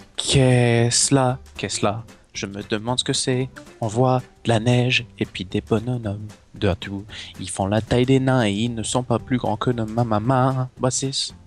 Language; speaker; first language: French; non-native, learner; English